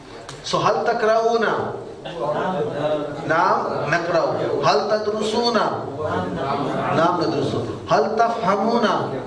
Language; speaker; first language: Arabic; non-native, fluent; Hindi